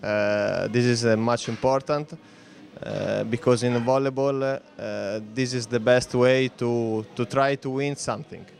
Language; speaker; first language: English; non-native, fluent; Italian